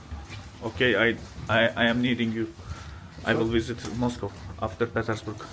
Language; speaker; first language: English; non-native, learner; Turkish